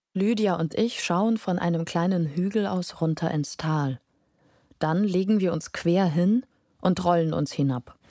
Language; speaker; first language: German; non-native, fluent; Lithuanian